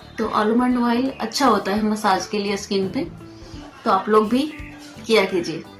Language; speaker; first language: Hindi; native; Hindi